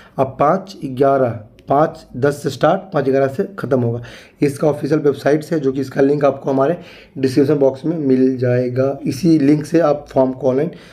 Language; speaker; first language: Hindi; native; Hindi